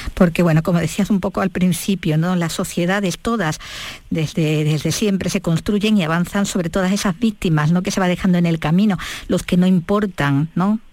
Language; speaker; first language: Spanish; native; Spanish